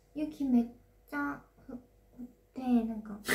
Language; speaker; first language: Japanese; non-native, learner; Korean